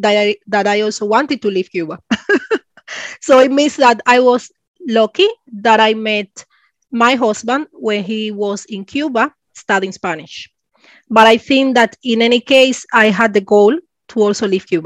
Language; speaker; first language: English; non-native, fluent; Spanish